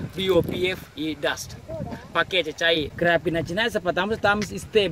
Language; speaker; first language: Russian; non-native, learner; Sinhala